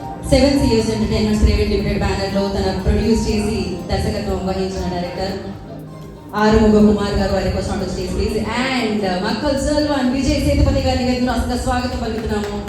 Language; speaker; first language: Telugu; native; Telugu